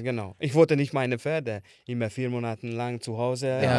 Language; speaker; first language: German; non-native, learner; Hungarian